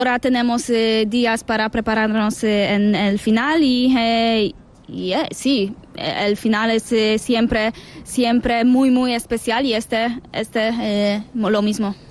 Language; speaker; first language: Spanish; non-native, learner; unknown